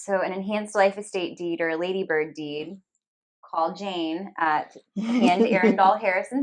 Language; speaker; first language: English; native; English